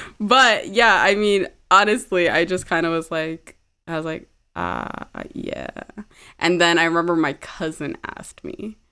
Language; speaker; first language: English; early bilingual, other home language; Amharic